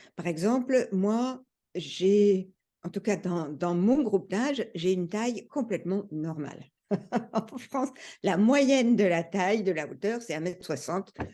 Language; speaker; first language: French; early bilingual, other home language; English